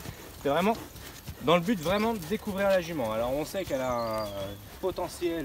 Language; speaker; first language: French; native; French